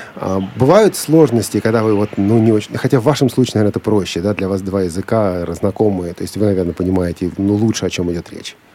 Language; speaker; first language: Russian; native; Russian